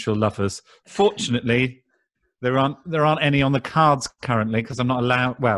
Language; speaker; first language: English; native; English